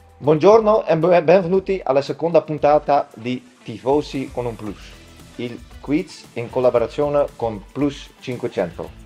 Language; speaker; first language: Italian; non-native, fluent; Dutch